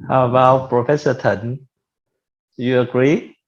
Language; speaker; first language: English; non-native, fluent; Vietnamese